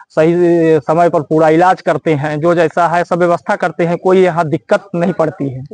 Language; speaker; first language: Hindi; native; Hindi